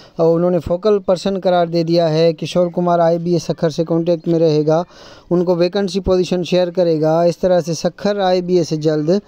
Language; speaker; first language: Urdu; non-native, local second language; Sindhi